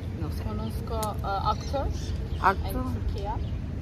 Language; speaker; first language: Spanish; non-native, learner; Turkish